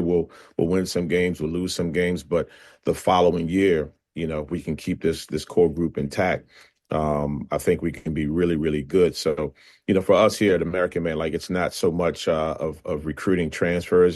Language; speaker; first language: English; native; English